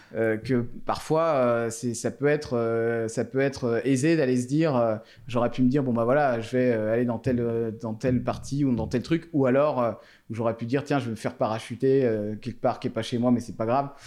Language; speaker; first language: French; native; French